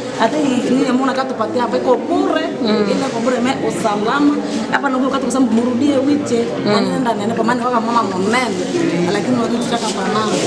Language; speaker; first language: Swahili; non-native, local second language; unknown